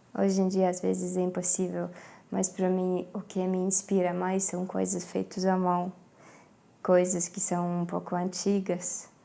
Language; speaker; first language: Portuguese; non-native, fluent; Estonian